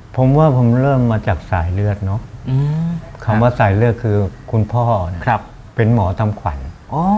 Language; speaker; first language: Thai; native; Thai